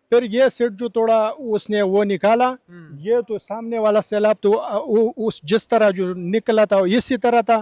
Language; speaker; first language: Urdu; non-native, local second language; Pashto